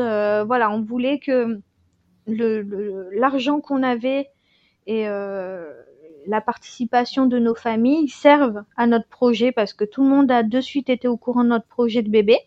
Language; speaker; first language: French; native; French